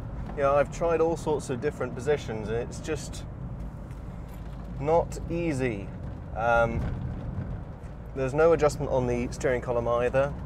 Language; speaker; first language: English; native; English